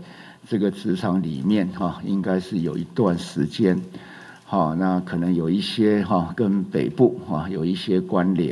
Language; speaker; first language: Chinese; native; Chinese